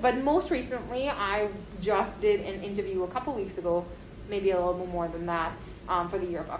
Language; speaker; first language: English; non-native, local second language; Hindi